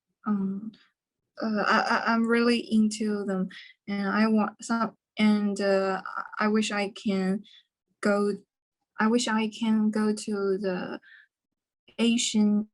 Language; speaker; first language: English; non-native, learner; Chinese